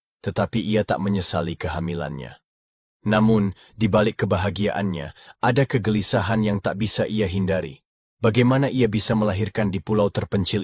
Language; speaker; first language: Indonesian; native; Indonesian